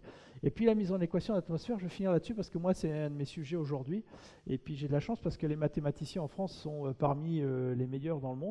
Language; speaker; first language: French; native; French